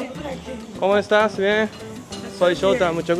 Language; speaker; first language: Spanish; non-native, learner; Japanese